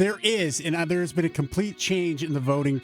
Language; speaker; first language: English; native; English